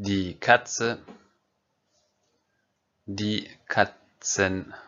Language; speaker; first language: German; non-native, fluent; French